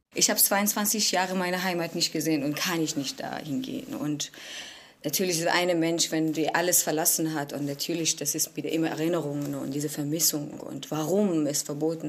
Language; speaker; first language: German; non-native, learner; Kurdish